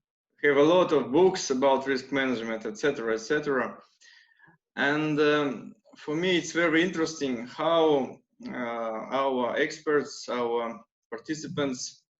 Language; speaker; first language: English; non-native, learner; Russian